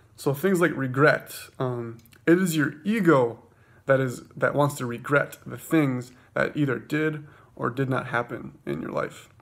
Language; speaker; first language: English; native; English